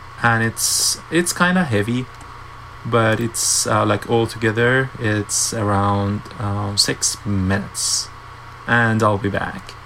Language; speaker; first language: English; non-native, fluent; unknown